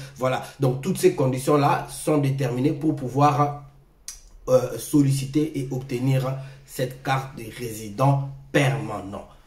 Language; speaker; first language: French; non-native, local second language; Lingala